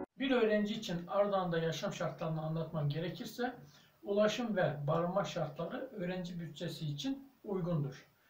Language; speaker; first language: Turkish; early bilingual, heritage; Turkish